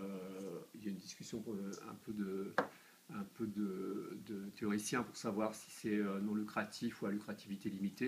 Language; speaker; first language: French; native; French